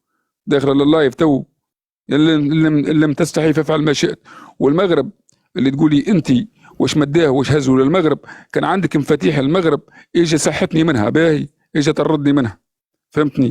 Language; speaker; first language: Arabic; native; Arabic